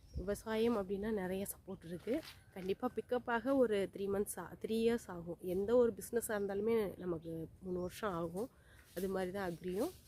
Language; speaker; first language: Tamil; native; Tamil